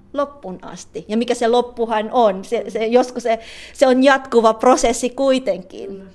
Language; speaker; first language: Finnish; non-native, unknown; Filipino